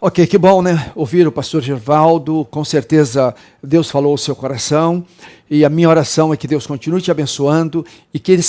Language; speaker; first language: Portuguese; native; Portuguese